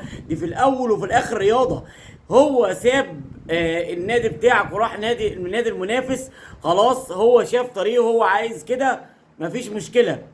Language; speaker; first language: Arabic; native; Arabic